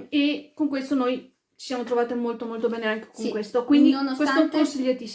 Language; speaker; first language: Italian; early bilingual, other home language; Arabic